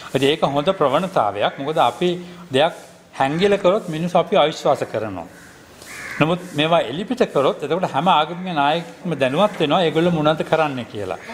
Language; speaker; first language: Sinhala; native; Sinhala